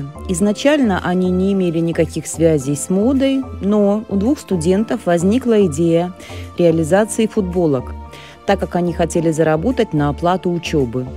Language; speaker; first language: Russian; native; Russian